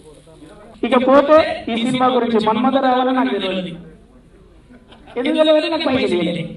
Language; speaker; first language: Telugu; native; Telugu